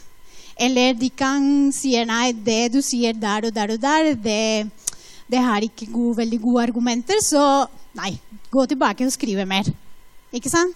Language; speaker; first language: Norwegian; non-native, fluent; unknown